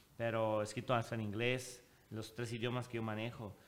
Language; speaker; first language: Spanish; non-native, fluent; Italian